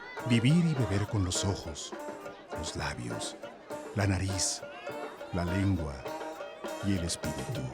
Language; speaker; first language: Spanish; native; Spanish